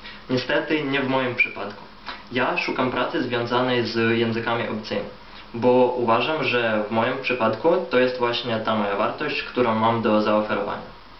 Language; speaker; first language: Polish; non-native, fluent; Ukrainian